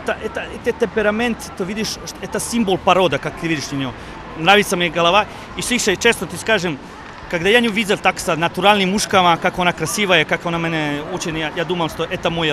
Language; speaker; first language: Russian; non-native, learner; Serbian